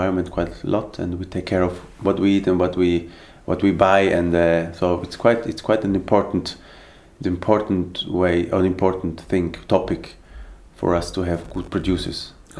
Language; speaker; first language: English; non-native, fluent; Swiss German